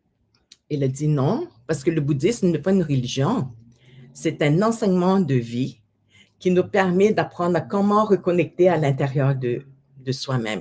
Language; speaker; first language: French; non-native, fluent; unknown